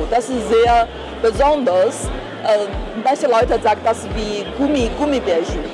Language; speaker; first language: German; non-native, learner; Chinese